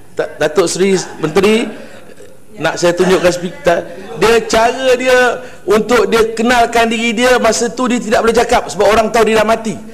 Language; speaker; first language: Malay; non-native, local second language; Tamil